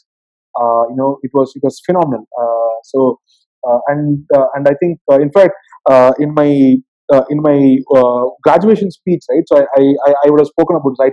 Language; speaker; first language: English; non-native, local second language; Tamil